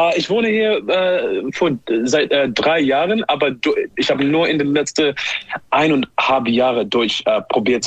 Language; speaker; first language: German; non-native, learner; English